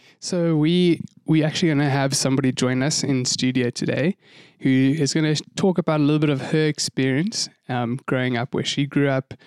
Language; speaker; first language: English; native; English